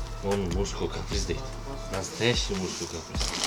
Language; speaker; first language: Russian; non-native, local second language; Kyrgyz